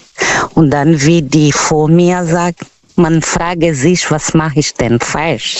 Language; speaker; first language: German; non-native, learner; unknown